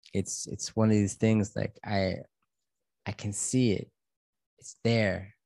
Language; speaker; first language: English; native; English